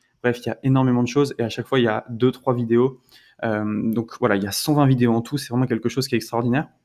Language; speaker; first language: French; native; French